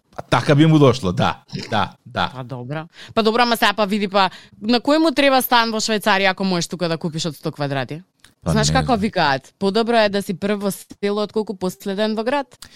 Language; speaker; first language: Macedonian; native; Macedonian